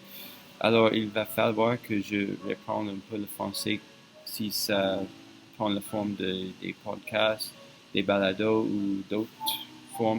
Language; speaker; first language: French; non-native, fluent; English